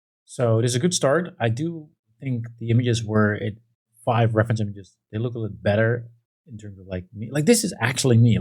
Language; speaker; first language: English; non-native, fluent; Dutch